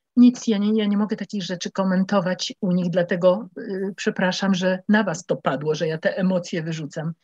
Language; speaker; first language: Polish; native; Polish